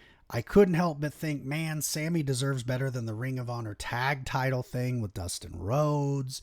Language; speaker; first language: English; native; English